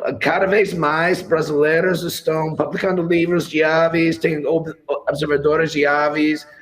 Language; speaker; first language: Portuguese; non-native, fluent; English